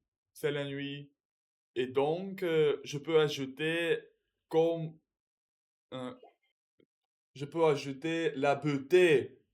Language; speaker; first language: French; non-native, learner; Russian